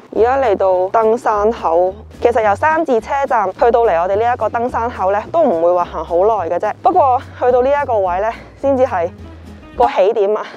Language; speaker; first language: Chinese; non-native, local second language; Cantonese